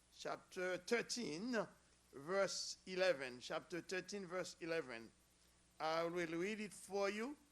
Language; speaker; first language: English; non-native, learner; Haitian Creole